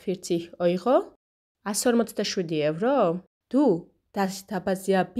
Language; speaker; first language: German; non-native, fluent; Georgian